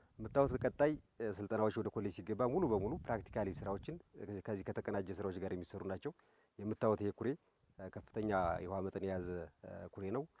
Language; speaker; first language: Amharic; native; Amharic